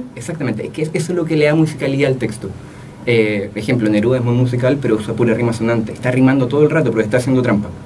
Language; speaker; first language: Spanish; native; Spanish